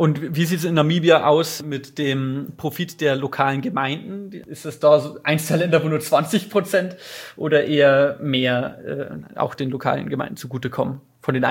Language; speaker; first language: German; native; German